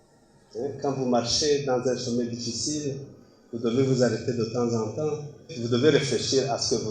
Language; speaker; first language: French; non-native, local second language; Kinyarwanda